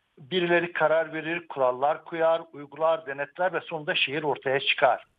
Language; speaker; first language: Turkish; native; Turkish